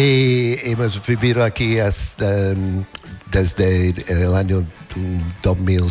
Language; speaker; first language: Spanish; non-native, learner; English